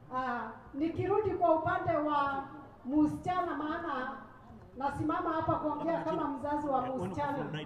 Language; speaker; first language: Swahili; non-native, local second language; Kikuyu